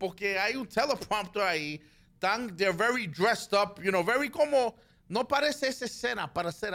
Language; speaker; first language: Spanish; early bilingual, other home language; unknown